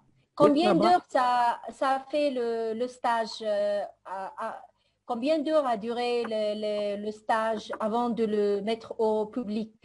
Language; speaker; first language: French; non-native, fluent; Italian